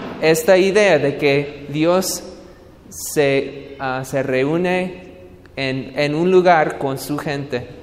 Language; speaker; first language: Spanish; non-native, learner; English